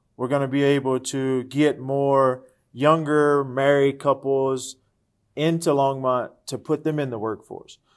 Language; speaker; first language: English; native; English